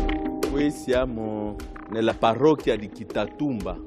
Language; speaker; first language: Italian; non-native, fluent; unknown